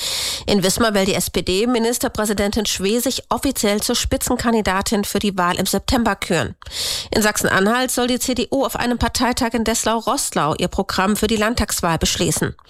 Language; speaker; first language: German; native; German